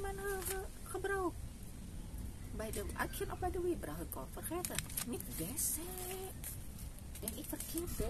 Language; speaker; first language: Dutch; non-native, learner; Indonesian